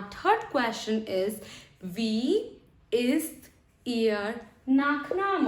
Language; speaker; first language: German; non-native, fluent; Hindi